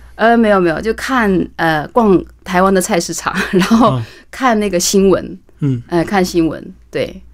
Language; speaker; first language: Chinese; native; Chinese